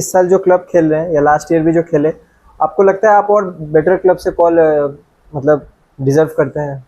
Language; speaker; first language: Hindi; non-native, local second language; Bangla